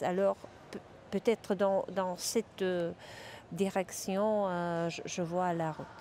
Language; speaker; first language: French; non-native, fluent; Czech